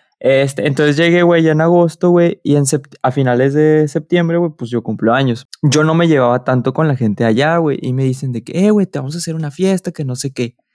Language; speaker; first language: Spanish; native; Spanish